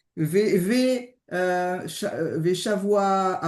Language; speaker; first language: Hebrew; non-native, learner; French